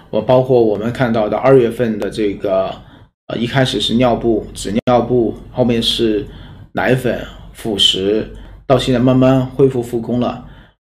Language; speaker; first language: Chinese; native; Chinese